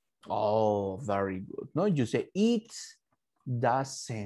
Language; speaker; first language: English; non-native, fluent; Spanish